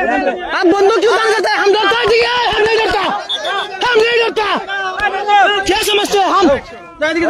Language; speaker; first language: Hindi; non-native, learner; Bangla